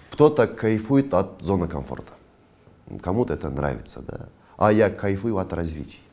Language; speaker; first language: Russian; non-native, local second language; Kazakh